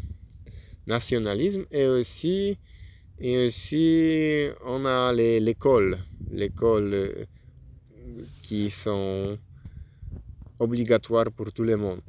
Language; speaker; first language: French; non-native, learner; Polish